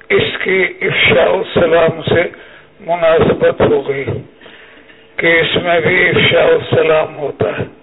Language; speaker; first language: Urdu; native; Urdu